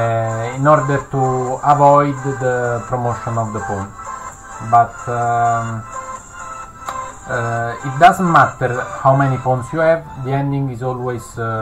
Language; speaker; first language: English; non-native, fluent; Italian